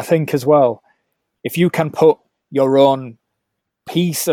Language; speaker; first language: English; native; English